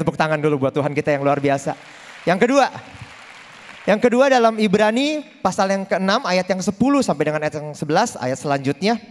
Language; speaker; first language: Indonesian; native; Indonesian